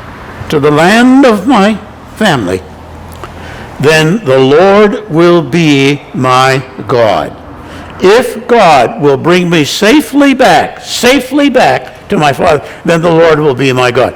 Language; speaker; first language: English; native; English